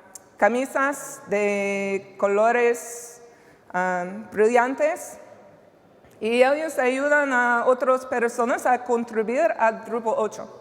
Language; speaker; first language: Spanish; non-native, learner; English